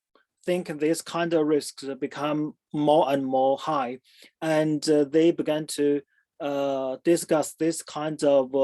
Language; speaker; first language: English; non-native, fluent; Chinese